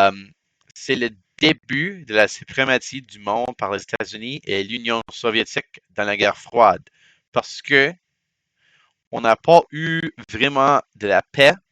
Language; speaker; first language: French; non-native, local second language; English